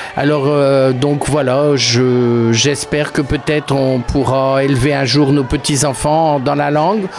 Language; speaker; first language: French; early bilingual, other home language; Polish